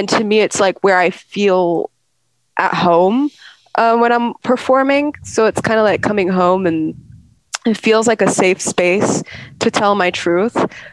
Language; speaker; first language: English; native; English